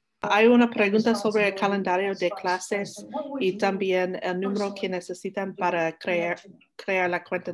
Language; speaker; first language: Spanish; non-native, learner; English